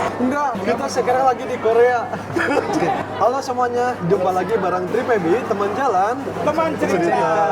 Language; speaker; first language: Indonesian; native; Indonesian